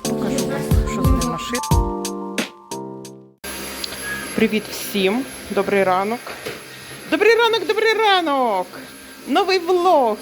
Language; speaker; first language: Ukrainian; native; Ukrainian